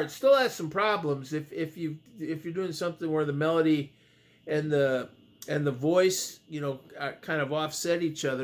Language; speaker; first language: English; native; English